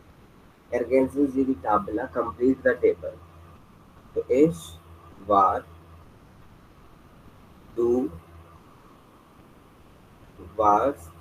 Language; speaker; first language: German; non-native, fluent; Hindi